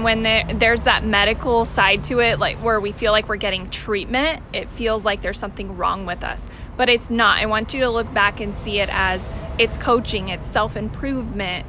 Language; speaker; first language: English; native; English